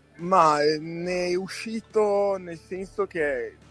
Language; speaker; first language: Italian; non-native, fluent; English